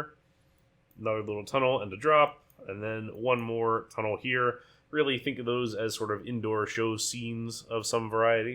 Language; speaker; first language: English; native; English